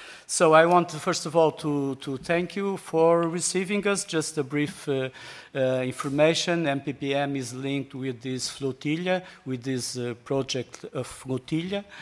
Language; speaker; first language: English; non-native, fluent; Portuguese